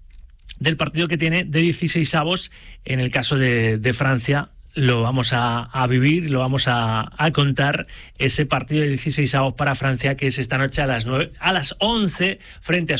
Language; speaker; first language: Spanish; native; Spanish